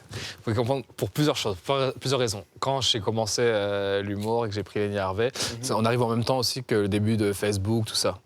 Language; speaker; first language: French; native; French